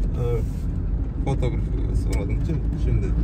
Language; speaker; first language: Turkish; non-native, learner; Turkmen